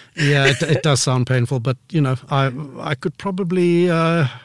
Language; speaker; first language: English; native; English